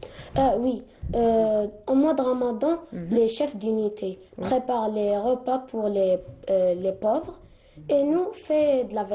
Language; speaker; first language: French; non-native, learner; Arabic